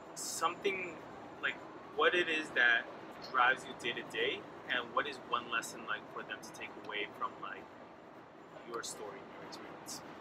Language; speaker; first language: English; early bilingual, other home language; Spanish